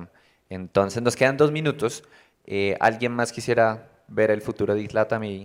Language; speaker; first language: Spanish; native; Spanish